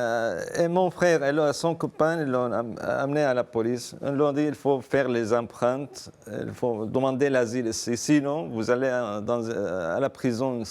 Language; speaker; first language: French; non-native, fluent; Arabic